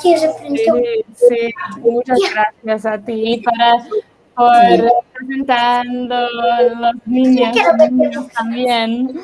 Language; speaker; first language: Spanish; non-native, learner; English